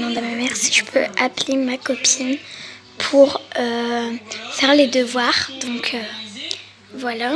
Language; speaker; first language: French; early bilingual, other home language; Arabic